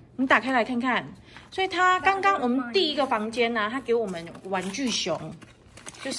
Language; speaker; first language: Chinese; native; Chinese